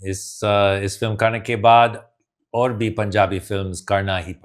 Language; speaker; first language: Hindi; non-native, fluent; English